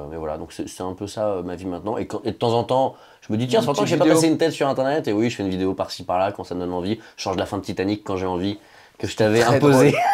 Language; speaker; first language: French; native; French